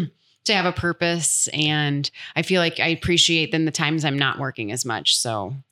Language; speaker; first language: English; native; English